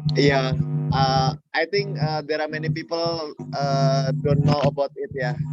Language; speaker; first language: English; non-native, learner; Indonesian